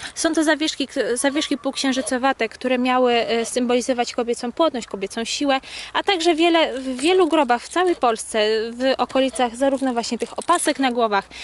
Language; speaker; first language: Polish; native; Polish